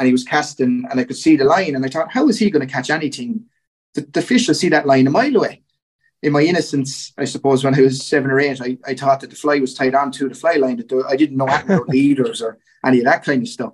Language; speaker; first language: English; native; English